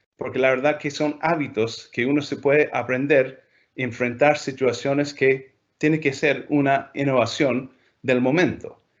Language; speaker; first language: Spanish; non-native, fluent; English